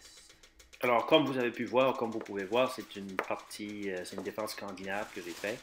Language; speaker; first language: French; native; French